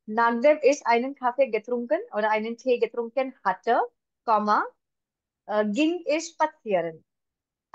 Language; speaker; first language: German; non-native, fluent; Marathi